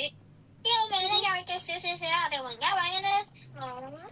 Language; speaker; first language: Chinese; native; Chinese